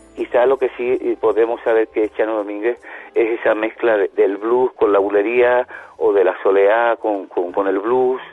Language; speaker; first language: Spanish; native; Spanish